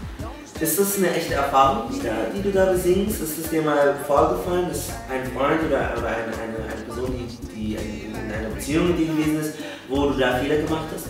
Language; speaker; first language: German; native; German